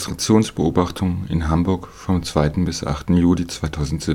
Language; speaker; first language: German; native; German